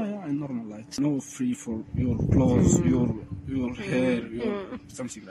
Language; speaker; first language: English; non-native, learner; Arabic